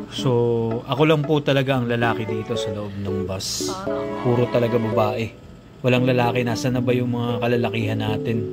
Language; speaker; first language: Filipino; native; Filipino